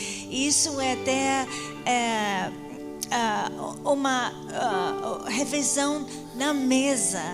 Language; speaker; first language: Portuguese; non-native, fluent; English